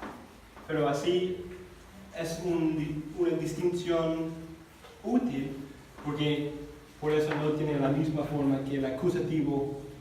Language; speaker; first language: Spanish; non-native, fluent; English